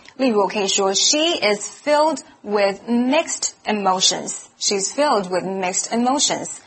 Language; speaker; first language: English; non-native, fluent; Chinese